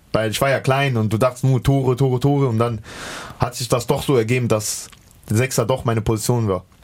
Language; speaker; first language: German; native; German